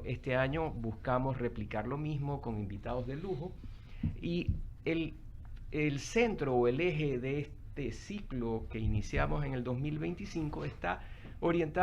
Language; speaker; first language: Spanish; native; Spanish